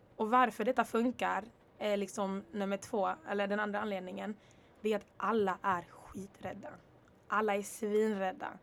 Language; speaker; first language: Swedish; early bilingual, other home language; Kinyarwanda